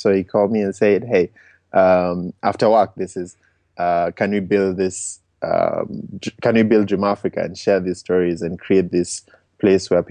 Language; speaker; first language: English; non-native, local second language; Luo (Kenya and Tanzania)